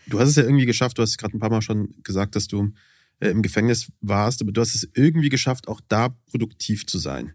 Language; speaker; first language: German; early bilingual, other home language; Persian